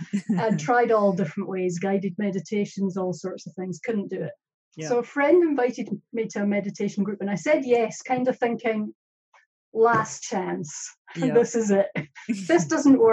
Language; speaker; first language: English; native; English